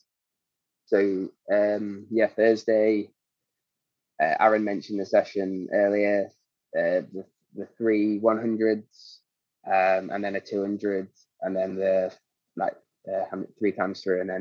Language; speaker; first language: English; native; English